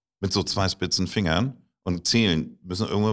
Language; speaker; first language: German; native; German